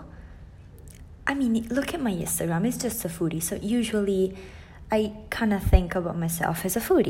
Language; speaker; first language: English; non-native, fluent; Italian